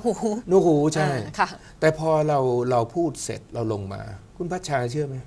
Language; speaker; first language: Thai; native; Thai